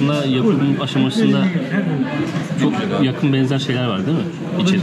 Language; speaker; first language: Turkish; native; Turkish